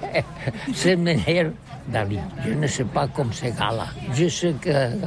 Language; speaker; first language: French; non-native, learner; Spanish